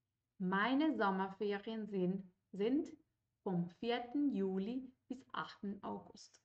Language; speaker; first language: German; non-native, fluent; Spanish